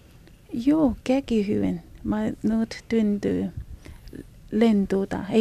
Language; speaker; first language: Finnish; non-native, learner; Chinese